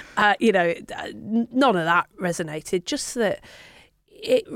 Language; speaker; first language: English; native; English